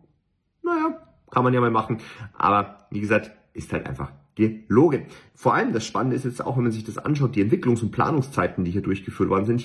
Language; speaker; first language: German; native; German